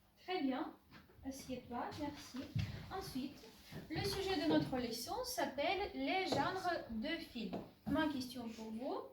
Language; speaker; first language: French; non-native, fluent; Ukrainian